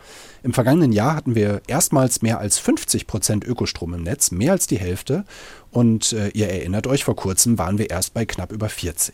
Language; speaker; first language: German; native; German